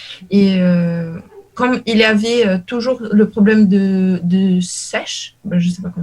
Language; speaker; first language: French; non-native, learner; Portuguese